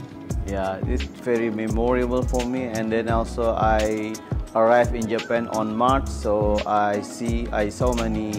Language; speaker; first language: English; non-native, learner; Indonesian